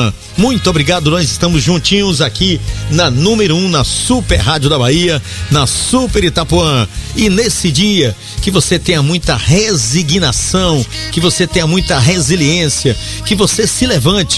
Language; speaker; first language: Portuguese; native; Portuguese